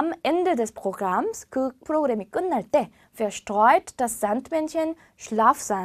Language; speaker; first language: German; non-native, fluent; Korean